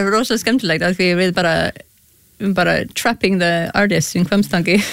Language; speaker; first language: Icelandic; non-native, learner; English